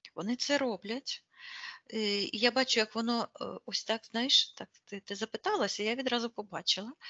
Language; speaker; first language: Ukrainian; non-native, local second language; Russian